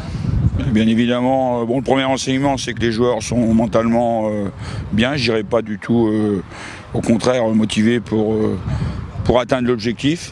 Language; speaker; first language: French; native; French